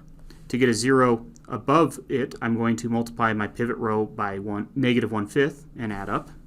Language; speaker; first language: English; native; English